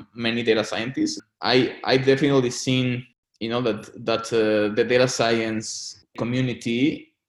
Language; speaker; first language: English; non-native, fluent; Spanish